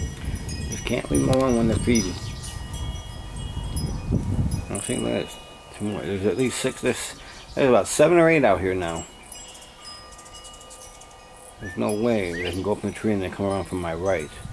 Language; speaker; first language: English; native; English